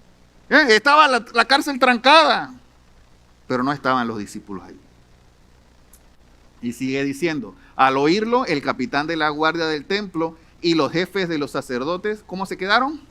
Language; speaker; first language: Spanish; native; Spanish